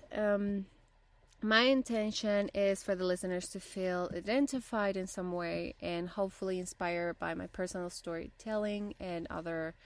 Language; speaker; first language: English; non-native, fluent; Spanish